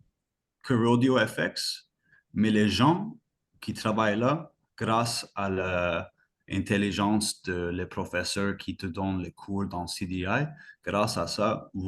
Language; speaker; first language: French; non-native, fluent; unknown